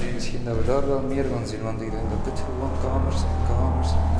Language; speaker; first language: Dutch; native; Dutch